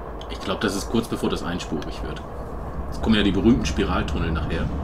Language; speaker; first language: German; native; German